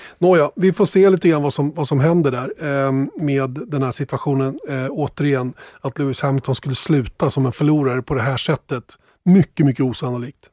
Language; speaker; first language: Swedish; native; Swedish